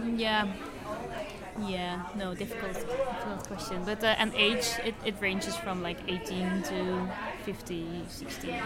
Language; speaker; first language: English; non-native, fluent; Dutch